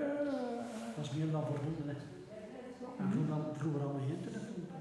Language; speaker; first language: Dutch; native; Dutch